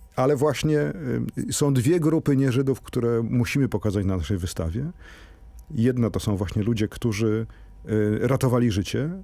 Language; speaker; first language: Polish; native; Polish